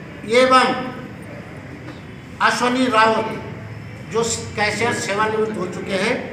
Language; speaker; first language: Hindi; native; Hindi